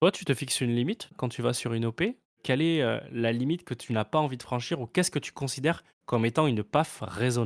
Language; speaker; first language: French; native; French